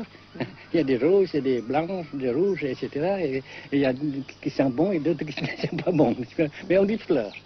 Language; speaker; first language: French; non-native, fluent; Vietnamese